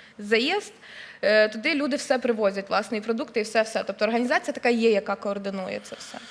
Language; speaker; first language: Ukrainian; native; Ukrainian